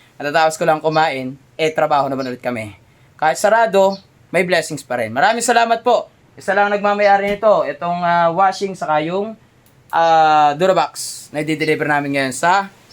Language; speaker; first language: Filipino; native; Filipino